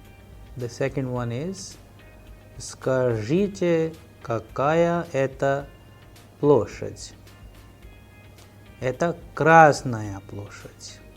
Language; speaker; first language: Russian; non-native, fluent; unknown